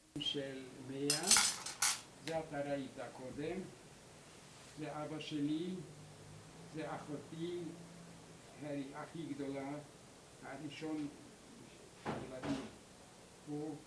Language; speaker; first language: Hebrew; non-native, learner; German